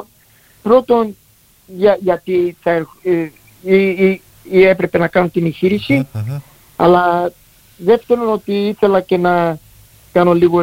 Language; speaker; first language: Greek; early bilingual, heritage; Greek